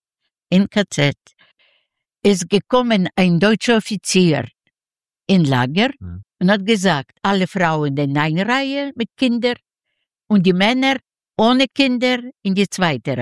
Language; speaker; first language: German; non-native, learner; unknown